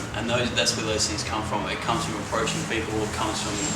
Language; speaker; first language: English; native; English